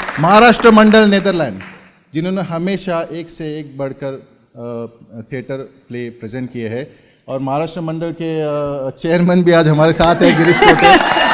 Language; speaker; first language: Hindi; non-native, local second language; Marathi